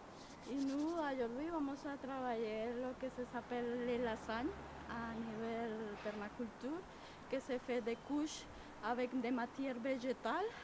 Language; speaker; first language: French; non-native, learner; Spanish